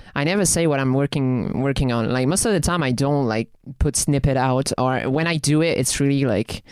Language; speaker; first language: English; non-native, fluent; French